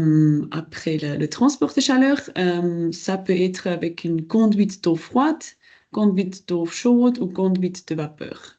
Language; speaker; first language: French; non-native, local second language; German